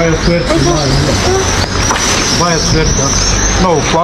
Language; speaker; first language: Spanish; non-native, learner; Filipino